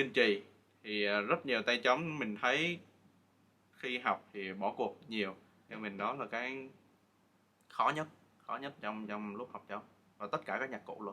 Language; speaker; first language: Vietnamese; native; Vietnamese